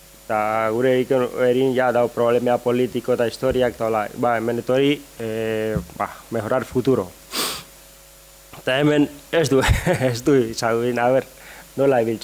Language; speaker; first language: Basque; non-native, learner; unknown